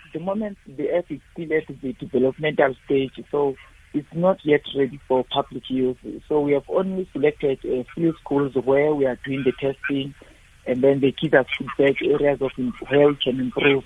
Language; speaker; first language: English; non-native, local second language; Xhosa